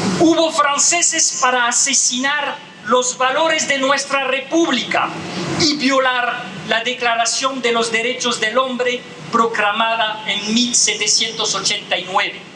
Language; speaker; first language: Spanish; non-native, fluent; French